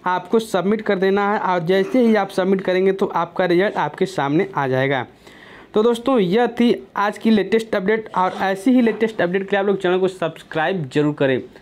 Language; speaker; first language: Hindi; native; Hindi